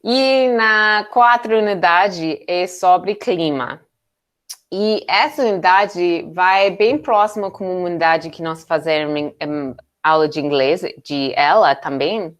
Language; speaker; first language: Portuguese; non-native, learner; English